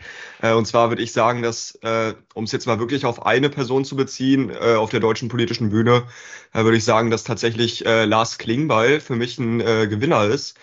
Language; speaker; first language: German; native; German